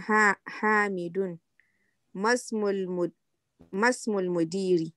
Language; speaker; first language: Arabic; non-native, learner; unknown